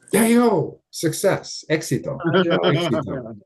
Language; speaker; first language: Spanish; non-native, fluent; English